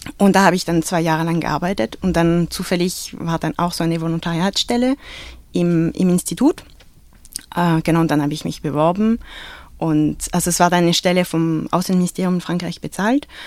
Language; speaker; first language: German; early bilingual, heritage; French